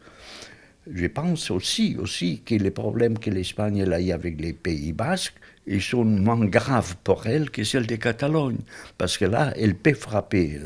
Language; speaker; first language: French; non-native, fluent; Catalan